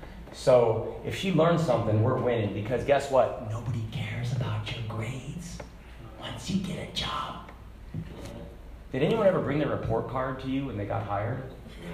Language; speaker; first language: English; native; English